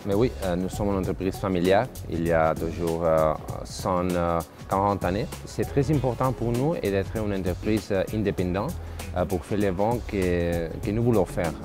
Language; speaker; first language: French; non-native, fluent; Spanish